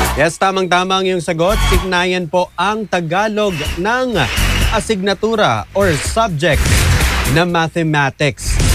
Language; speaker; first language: Filipino; native; Filipino